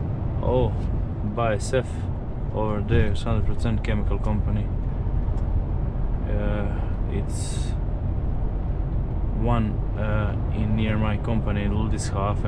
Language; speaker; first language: English; non-native, learner; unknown